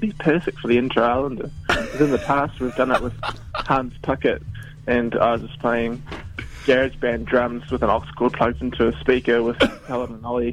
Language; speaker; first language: English; native; English